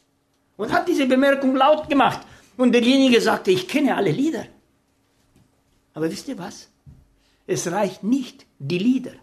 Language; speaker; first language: German; non-native, fluent; Romanian